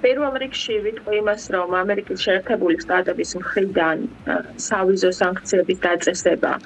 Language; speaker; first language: Georgian; native; Georgian